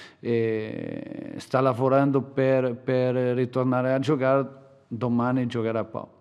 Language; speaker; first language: Italian; non-native, fluent; Portuguese